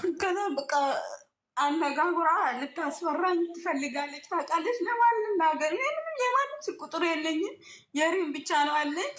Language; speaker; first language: Amharic; non-native, local second language; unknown